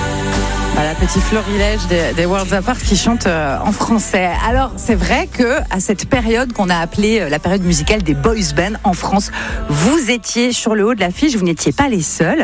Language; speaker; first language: French; native; French